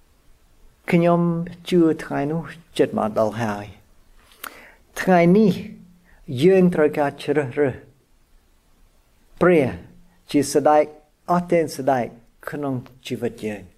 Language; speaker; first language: Khmer; non-native, fluent; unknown